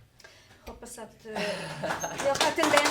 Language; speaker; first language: Swedish; non-native, fluent; Serbian